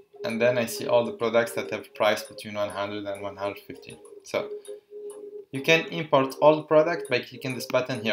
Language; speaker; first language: English; non-native, fluent; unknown